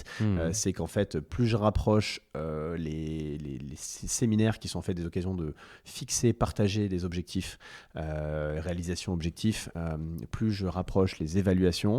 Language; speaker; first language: French; native; French